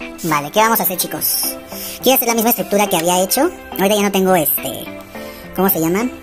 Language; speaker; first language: Spanish; native; Spanish